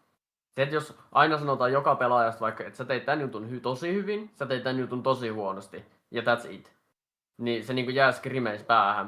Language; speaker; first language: Finnish; native; Finnish